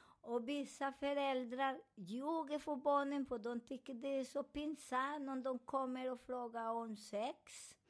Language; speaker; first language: Swedish; non-native, fluent; Spanish